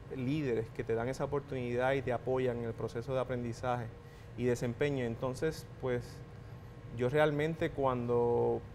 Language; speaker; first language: Spanish; native; Spanish